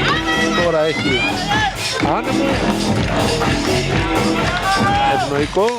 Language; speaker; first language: Greek; native; Greek